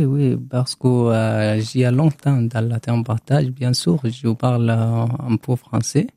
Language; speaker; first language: French; non-native, learner; Arabic